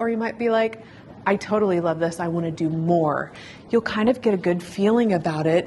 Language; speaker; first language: English; native; English